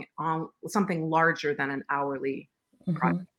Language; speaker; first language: English; native; English